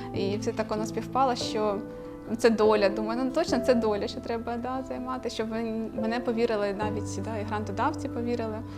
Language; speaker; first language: Ukrainian; native; Ukrainian